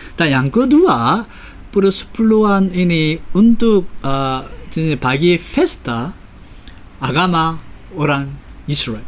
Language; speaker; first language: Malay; non-native, fluent; Korean